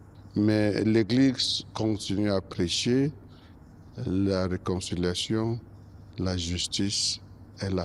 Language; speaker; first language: French; non-native, local second language; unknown